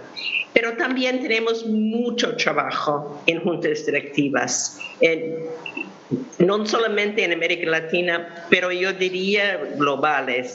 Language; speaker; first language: Spanish; non-native, fluent; English